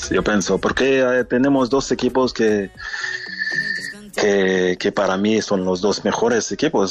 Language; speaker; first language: Spanish; non-native, fluent; French